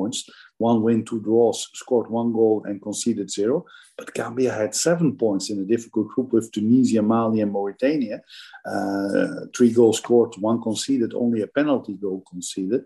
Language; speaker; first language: English; non-native, fluent; Dutch